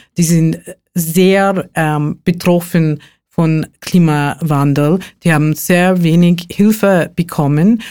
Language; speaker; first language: German; non-native, fluent; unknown